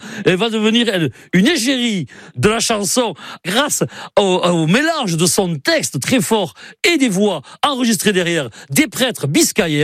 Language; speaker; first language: French; native; French